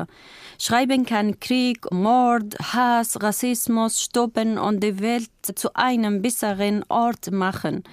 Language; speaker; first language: German; non-native, learner; Kurdish